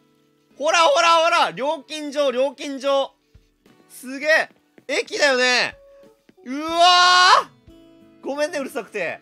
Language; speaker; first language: Japanese; native; Japanese